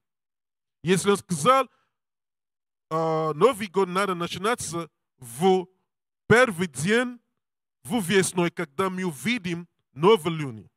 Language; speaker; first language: Russian; non-native, learner; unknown